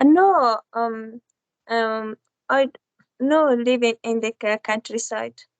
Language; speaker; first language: English; non-native, learner; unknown